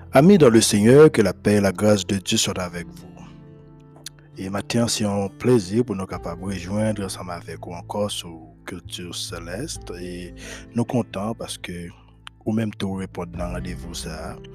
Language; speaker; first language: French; non-native, local second language; Haitian Creole